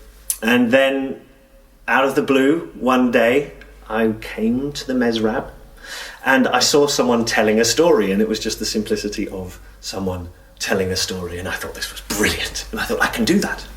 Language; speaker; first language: English; native; English